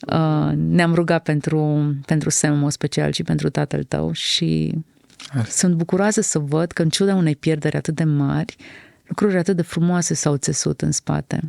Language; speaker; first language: Romanian; native; Romanian